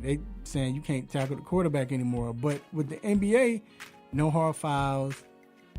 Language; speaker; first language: English; native; English